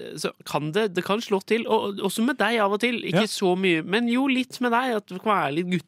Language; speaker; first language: Norwegian; native; Norwegian